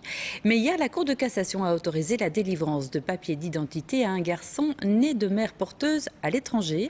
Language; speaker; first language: French; native; French